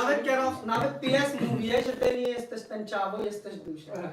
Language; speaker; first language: Polish; non-native, learner; Hindi